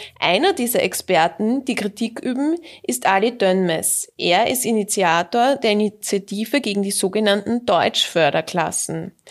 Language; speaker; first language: German; native; German